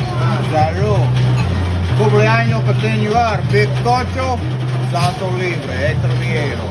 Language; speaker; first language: Spanish; non-native, learner; English